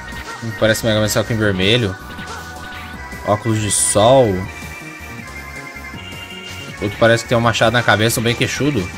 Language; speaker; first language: Portuguese; native; Portuguese